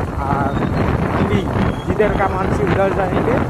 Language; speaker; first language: Hindi; non-native, local second language; Bangla